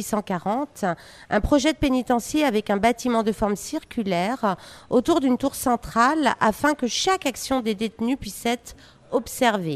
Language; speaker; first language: French; native; French